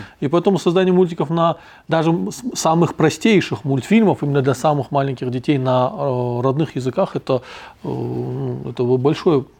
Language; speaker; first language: Russian; non-native, local second language; Ossetic